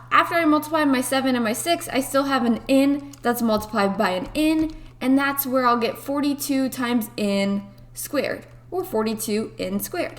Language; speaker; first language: English; native; English